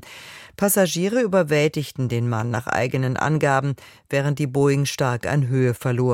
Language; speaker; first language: German; native; German